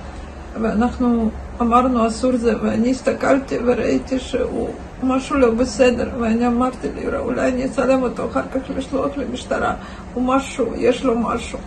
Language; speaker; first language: Hebrew; non-native, learner; Russian